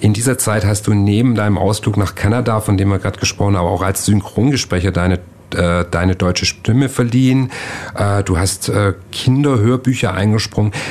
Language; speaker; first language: German; native; German